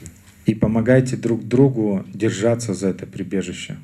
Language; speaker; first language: Russian; native; Russian